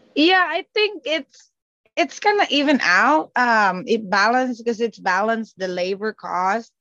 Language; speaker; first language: English; non-native, local second language; Filipino